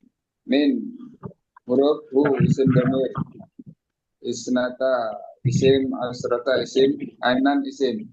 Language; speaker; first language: Arabic; non-native, learner; Indonesian